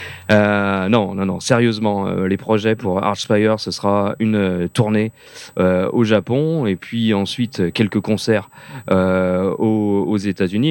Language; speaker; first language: French; native; French